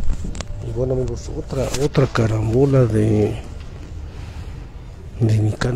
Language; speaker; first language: Spanish; native; Spanish